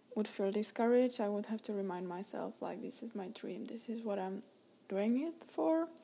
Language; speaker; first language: English; non-native, fluent; Czech